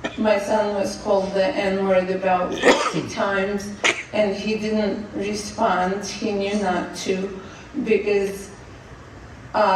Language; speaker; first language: English; non-native, fluent; Russian